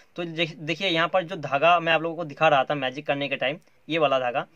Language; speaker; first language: Hindi; non-native, local second language; Bangla